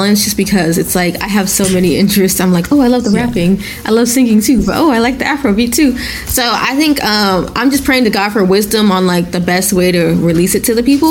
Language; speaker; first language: English; non-native, local second language; Yoruba